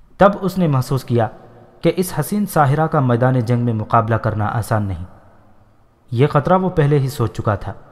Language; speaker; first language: Urdu; native; Urdu